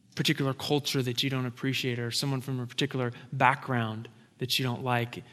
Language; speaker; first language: English; native; English